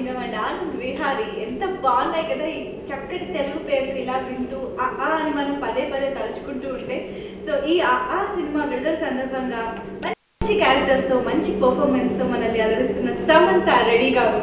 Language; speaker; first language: Telugu; native; Telugu